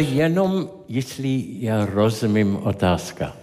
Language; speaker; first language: Czech; non-native, learner; English